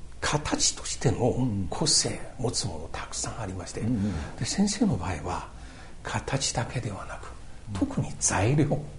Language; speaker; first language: Japanese; non-native, fluent; Chinese